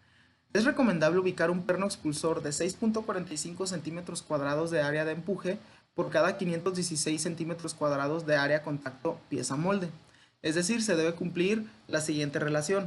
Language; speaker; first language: Spanish; native; Spanish